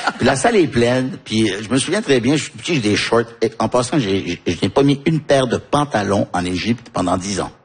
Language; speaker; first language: French; early bilingual, heritage; French